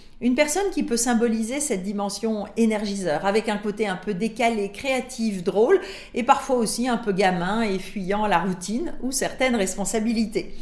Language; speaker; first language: French; native; French